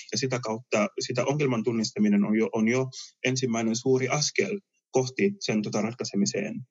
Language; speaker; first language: Finnish; early bilingual, other home language; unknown